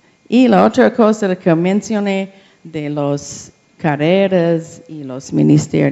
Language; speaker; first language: Spanish; non-native, learner; English